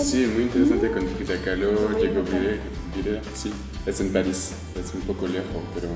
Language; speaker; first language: Spanish; non-native, learner; French